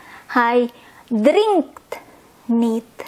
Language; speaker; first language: Dutch; non-native, fluent; Indonesian